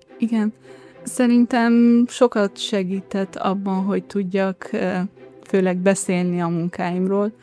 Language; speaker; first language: Hungarian; early bilingual, other home language; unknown